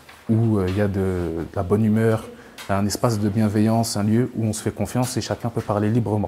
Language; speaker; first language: French; native; French